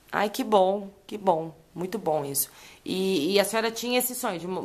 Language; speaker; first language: Portuguese; native; Portuguese